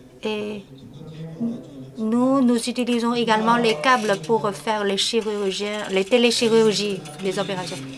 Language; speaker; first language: French; non-native, fluent; Chinese